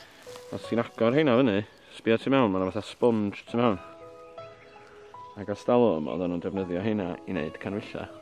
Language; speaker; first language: Welsh; native; Welsh